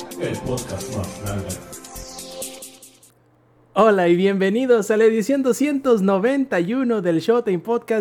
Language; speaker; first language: Spanish; native; Spanish